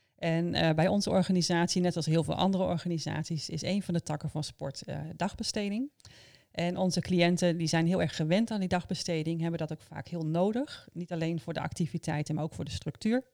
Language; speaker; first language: Dutch; native; Dutch